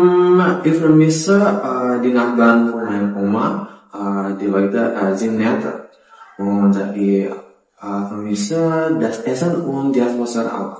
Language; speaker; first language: German; non-native, learner; Indonesian